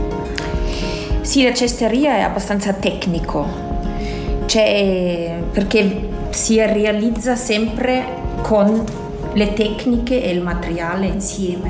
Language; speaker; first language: Italian; non-native, fluent; German